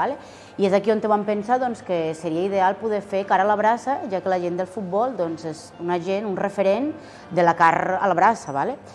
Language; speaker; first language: Catalan; non-native, fluent; Spanish